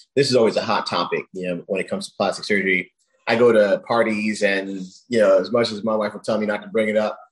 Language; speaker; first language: English; early bilingual, other home language; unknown